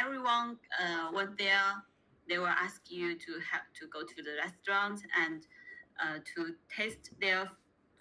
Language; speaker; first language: English; non-native, learner; Chinese